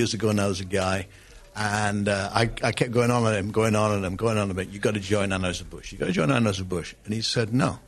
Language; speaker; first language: English; native; English